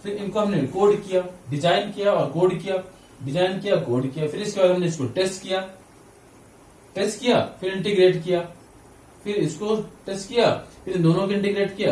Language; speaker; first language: Hindi; native; Hindi